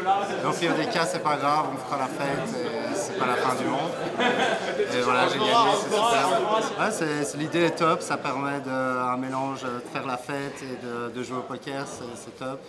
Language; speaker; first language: French; native; French